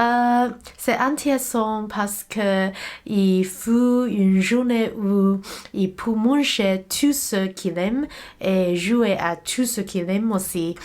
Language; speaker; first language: French; non-native, learner; Cantonese